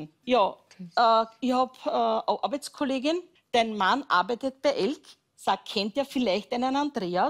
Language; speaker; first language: German; native; German